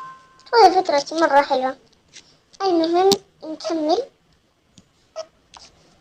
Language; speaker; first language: Arabic; native; Arabic